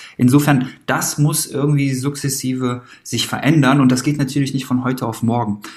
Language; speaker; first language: German; early bilingual, other home language; Persian